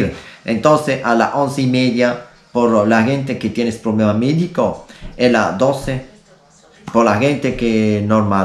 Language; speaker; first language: Spanish; non-native, learner; Italian